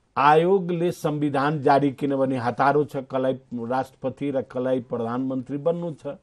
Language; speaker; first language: Nepali; non-native, local second language; Maithili